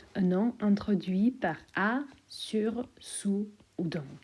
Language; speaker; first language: French; non-native, fluent; Czech